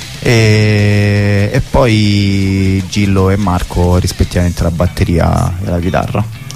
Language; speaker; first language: Italian; native; Italian